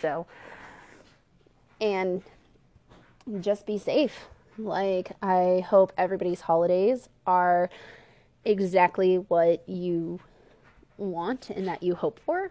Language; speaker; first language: English; native; English